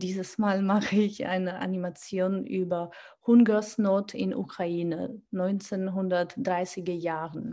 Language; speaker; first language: German; non-native, fluent; Georgian